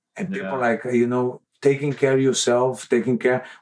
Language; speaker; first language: English; non-native, learner; Portuguese